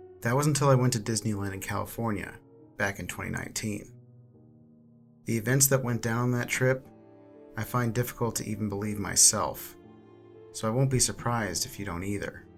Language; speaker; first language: English; native; English